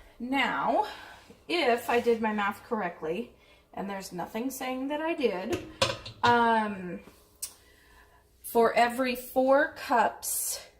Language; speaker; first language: English; native; English